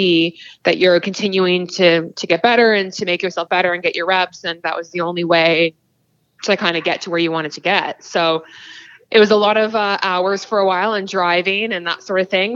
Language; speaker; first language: English; native; English